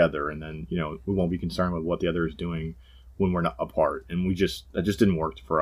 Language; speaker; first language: English; native; English